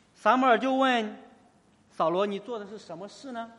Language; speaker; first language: Chinese; native; Chinese